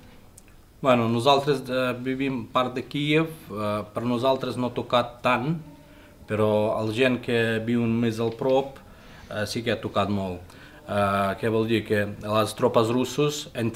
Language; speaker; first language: Catalan; non-native, learner; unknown